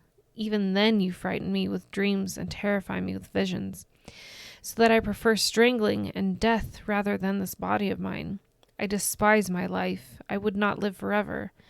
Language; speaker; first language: English; native; English